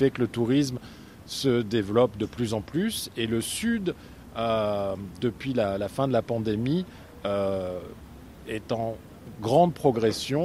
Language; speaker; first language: French; native; French